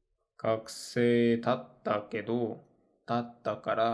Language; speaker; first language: Japanese; non-native, learner; Korean